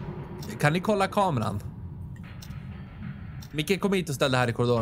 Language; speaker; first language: Swedish; native; Swedish